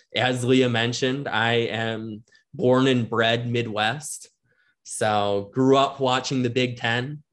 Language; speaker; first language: English; native; English